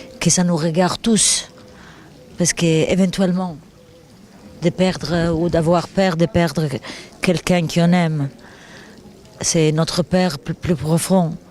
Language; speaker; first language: French; non-native, fluent; Italian